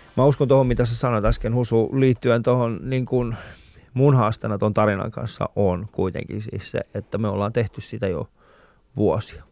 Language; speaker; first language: Finnish; early bilingual, other home language; Persian